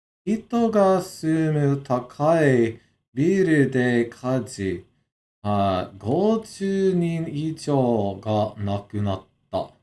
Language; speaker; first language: Japanese; non-native, learner; English